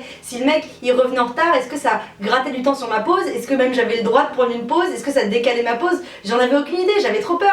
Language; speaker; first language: French; native; French